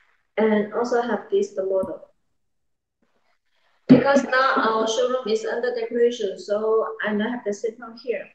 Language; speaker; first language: English; non-native, learner; Chinese